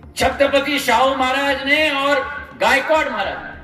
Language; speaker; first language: Hindi; non-native, local second language; Marathi